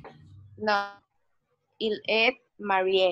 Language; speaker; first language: French; non-native, learner; Spanish